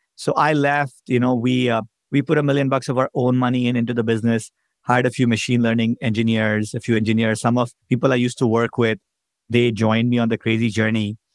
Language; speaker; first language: English; non-native, local second language; Hindi